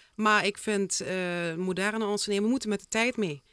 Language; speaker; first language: Dutch; native; Dutch